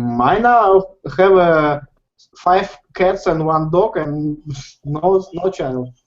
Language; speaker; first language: English; non-native, learner; Russian